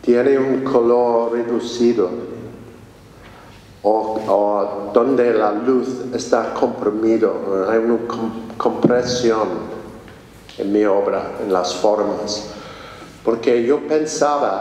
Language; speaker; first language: Spanish; non-native, fluent; English